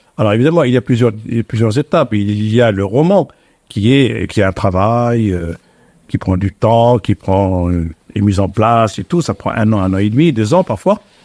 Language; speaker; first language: French; non-native, local second language; Arabic